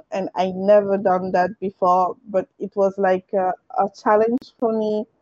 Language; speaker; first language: English; early bilingual, other home language; French